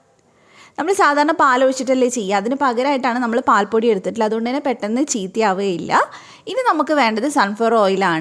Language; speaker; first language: Malayalam; native; Malayalam